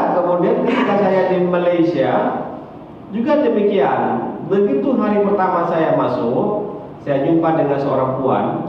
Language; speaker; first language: Indonesian; non-native, local second language; Achinese